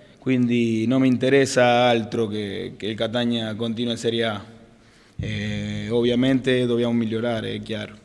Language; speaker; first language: Italian; non-native, fluent; Spanish